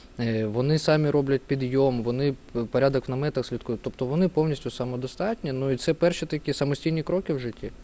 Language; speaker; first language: Ukrainian; non-native, local second language; Russian